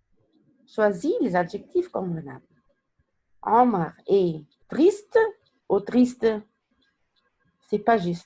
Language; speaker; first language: French; non-native, fluent; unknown